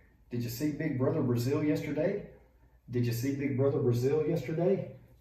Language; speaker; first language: English; native; English